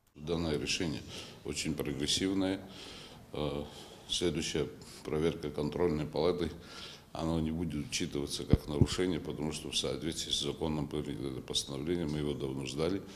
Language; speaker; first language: Russian; non-native, local second language; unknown